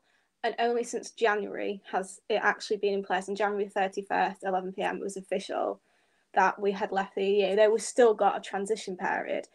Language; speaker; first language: English; native; English